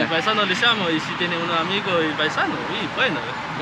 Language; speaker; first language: Spanish; non-native, learner; Chinese